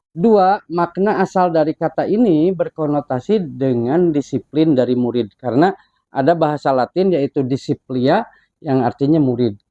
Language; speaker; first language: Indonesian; non-native, local second language; Sundanese